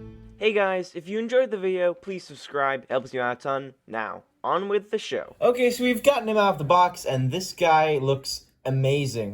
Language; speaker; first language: English; native; English